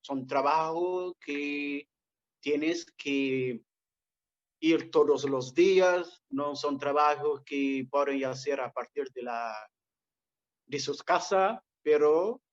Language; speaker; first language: Spanish; non-native, fluent; Portuguese